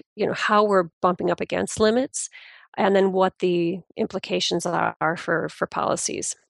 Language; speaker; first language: English; native; English